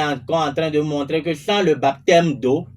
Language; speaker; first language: French; non-native, local second language; Ewe